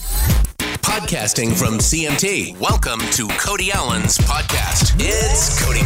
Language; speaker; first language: English; native; English